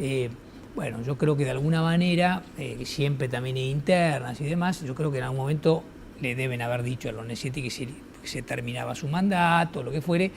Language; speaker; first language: Spanish; native; Spanish